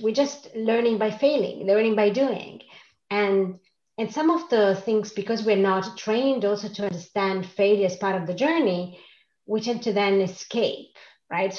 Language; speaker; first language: English; non-native, fluent; Italian